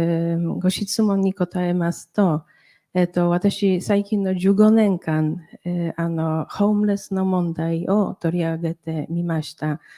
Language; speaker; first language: Japanese; non-native, fluent; Polish